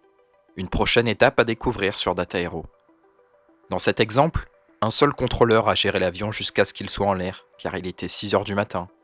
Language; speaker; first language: French; native; French